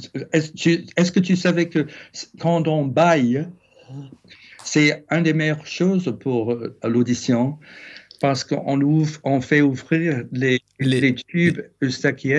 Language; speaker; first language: French; non-native, fluent; English